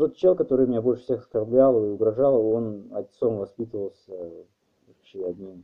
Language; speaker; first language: Russian; native; Russian